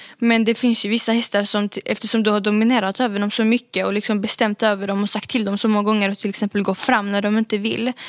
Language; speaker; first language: Swedish; early bilingual, other home language; Arabic